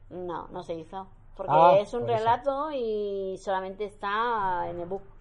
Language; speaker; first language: Spanish; native; Spanish